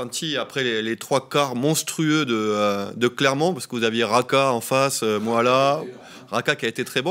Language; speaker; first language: French; native; French